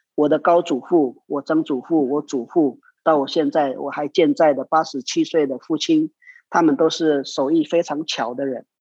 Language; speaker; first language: Chinese; non-native, local second language; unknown